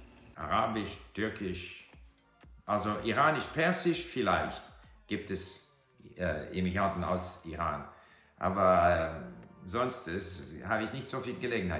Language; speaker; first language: German; non-native, learner; English